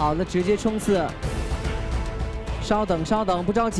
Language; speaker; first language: Chinese; native; Chinese